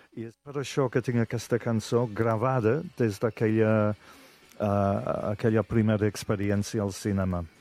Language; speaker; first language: Catalan; non-native, fluent; English